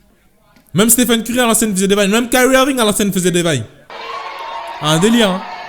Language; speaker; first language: French; native; French